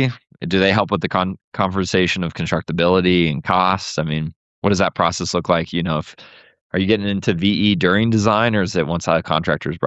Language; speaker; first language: English; native; English